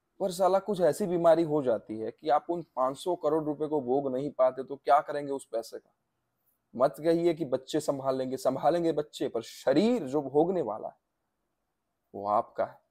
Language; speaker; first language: Hindi; non-native, local second language; Gujarati